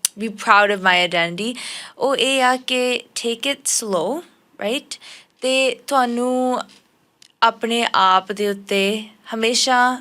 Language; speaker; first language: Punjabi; early bilingual, heritage; Punjabi